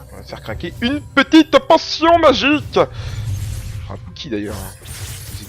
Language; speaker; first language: French; native; French